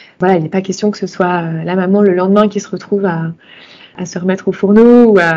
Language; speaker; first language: French; native; French